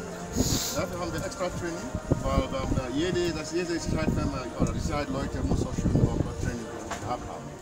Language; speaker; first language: German; non-native, fluent; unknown